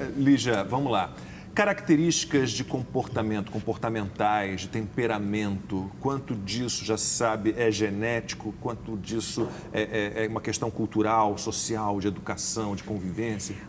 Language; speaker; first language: Portuguese; native; Portuguese